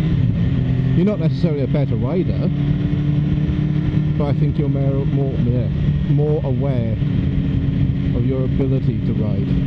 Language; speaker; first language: English; native; English